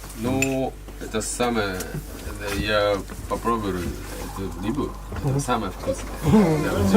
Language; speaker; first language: Russian; non-native, learner; Japanese